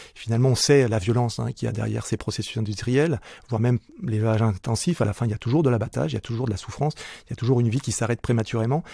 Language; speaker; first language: French; native; French